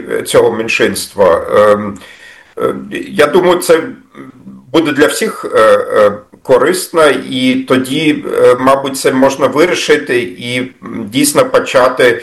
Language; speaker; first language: Ukrainian; non-native, fluent; German